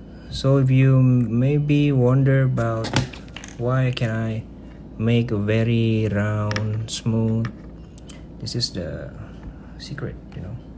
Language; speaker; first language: English; non-native, fluent; Indonesian